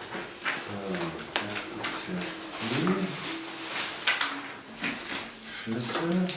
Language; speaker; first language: German; native; German